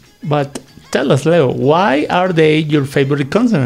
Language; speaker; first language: English; non-native, fluent; Spanish